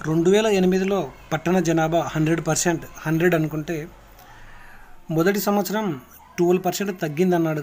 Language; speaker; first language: Telugu; native; Telugu